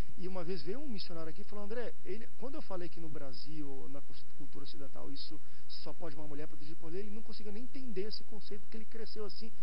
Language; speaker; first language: Portuguese; native; Portuguese